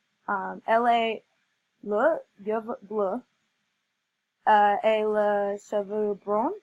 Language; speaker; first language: French; non-native, learner; English